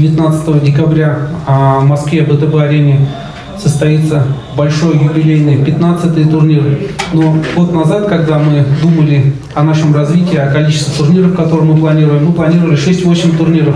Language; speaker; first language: Russian; native; Russian